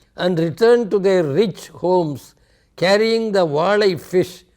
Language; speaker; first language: English; non-native, local second language; Tamil